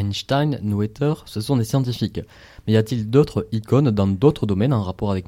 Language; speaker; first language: French; native; French